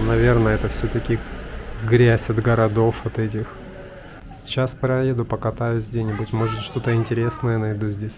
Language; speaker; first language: Russian; native; Russian